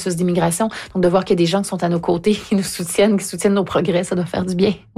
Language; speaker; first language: French; native; French